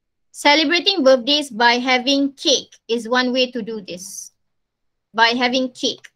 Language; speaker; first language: English; non-native, local second language; Malay